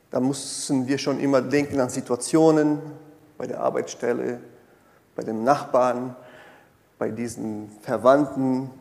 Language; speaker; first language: German; non-native, fluent; Portuguese